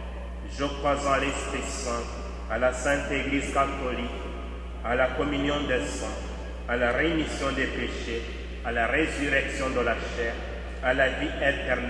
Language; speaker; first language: French; native; French